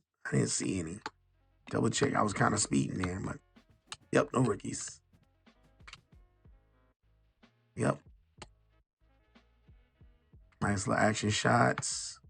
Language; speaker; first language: English; native; English